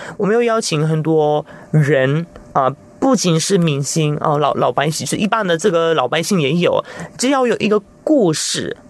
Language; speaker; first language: Chinese; non-native, fluent; Italian